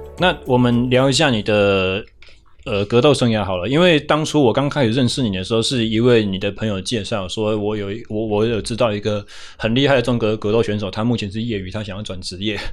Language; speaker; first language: Chinese; native; Chinese